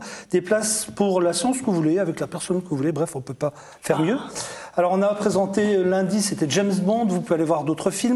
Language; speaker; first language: French; native; French